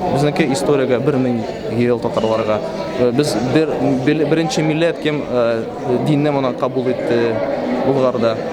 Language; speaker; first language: Tatar; non-native, local second language; Russian